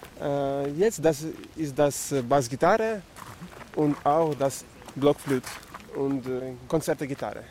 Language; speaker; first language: German; non-native, learner; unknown